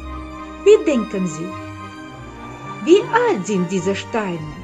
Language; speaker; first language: German; non-native, fluent; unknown